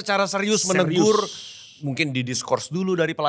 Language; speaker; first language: Indonesian; native; Indonesian